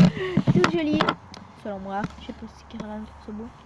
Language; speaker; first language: French; native; French